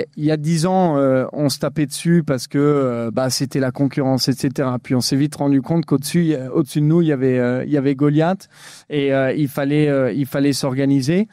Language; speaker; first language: French; native; French